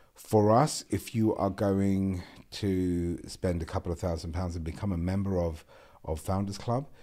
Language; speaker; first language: English; non-native, local second language; Gujarati